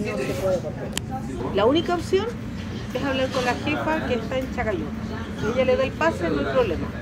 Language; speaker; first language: Spanish; native; Spanish